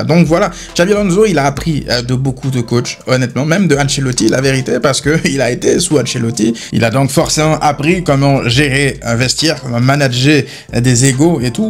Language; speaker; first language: French; native; French